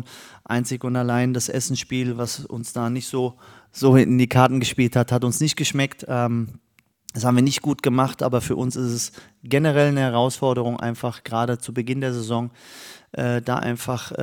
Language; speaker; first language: German; native; German